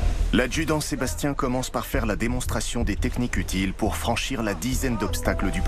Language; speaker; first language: French; native; French